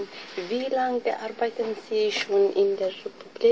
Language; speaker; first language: German; non-native, learner; Tigrinya